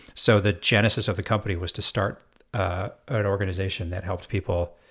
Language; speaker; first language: English; native; English